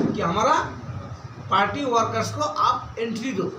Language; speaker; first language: Hindi; non-native, local second language; Bangla